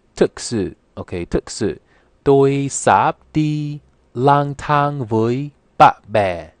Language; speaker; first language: Vietnamese; non-native, learner; English